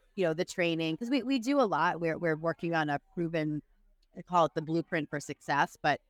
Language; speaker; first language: English; native; English